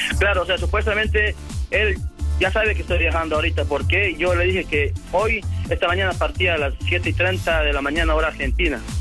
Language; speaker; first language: Spanish; native; Spanish